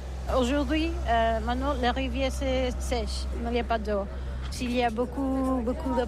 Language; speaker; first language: French; non-native, learner; Catalan